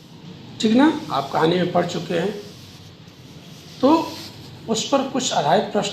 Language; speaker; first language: Hindi; native; Hindi